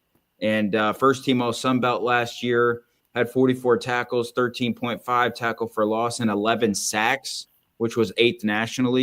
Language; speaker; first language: English; native; English